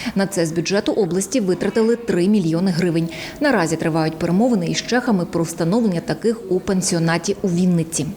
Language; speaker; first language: Ukrainian; native; Ukrainian